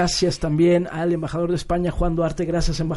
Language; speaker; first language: Spanish; native; Spanish